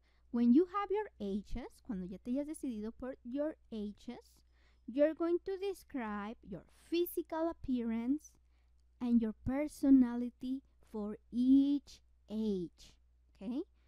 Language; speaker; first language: English; non-native, fluent; Spanish